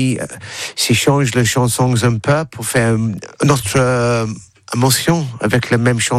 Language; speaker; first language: French; non-native, learner; English